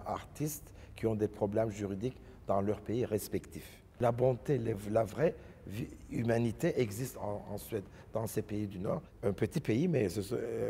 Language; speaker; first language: English; non-native, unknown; Turkish